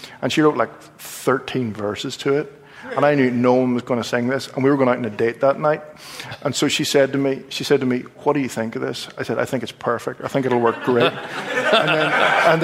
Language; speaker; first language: English; native; English